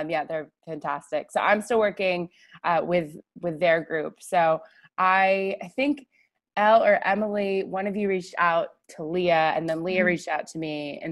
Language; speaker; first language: English; native; English